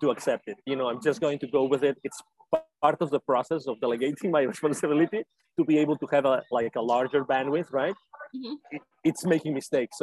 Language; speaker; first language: English; non-native, fluent; Spanish